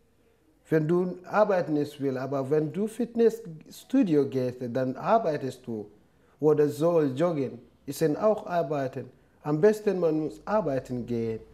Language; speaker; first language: German; non-native, learner; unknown